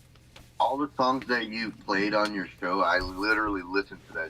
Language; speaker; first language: English; native; English